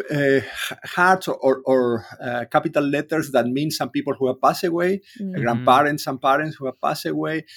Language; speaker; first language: English; non-native, fluent; Spanish